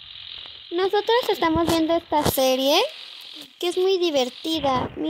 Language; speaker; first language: Spanish; native; Spanish